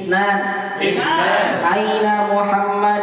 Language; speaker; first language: Arabic; non-native, fluent; Indonesian